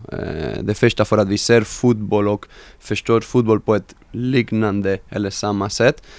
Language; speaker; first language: Swedish; non-native, fluent; Spanish